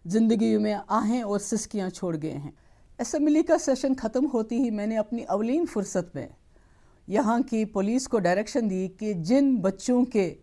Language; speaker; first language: Hindi; non-native, local second language; Kashmiri